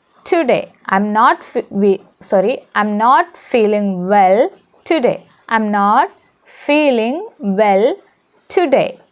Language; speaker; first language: English; non-native, local second language; Malayalam